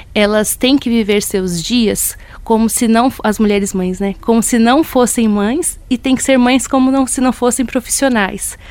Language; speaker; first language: Portuguese; native; Portuguese